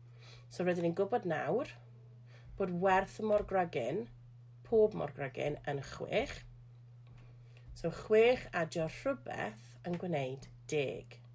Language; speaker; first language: Welsh; non-native, local second language; English